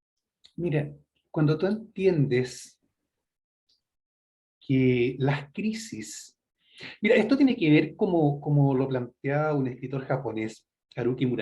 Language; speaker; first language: Spanish; native; Spanish